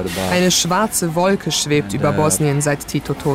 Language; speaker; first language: German; native; German